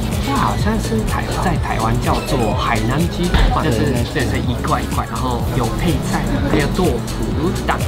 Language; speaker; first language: Chinese; non-native, fluent; Japanese